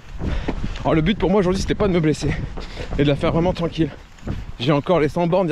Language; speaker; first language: French; native; French